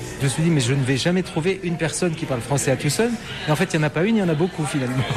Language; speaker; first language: French; native; French